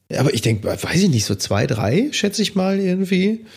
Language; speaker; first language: German; native; German